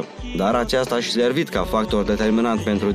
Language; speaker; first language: Romanian; native; Romanian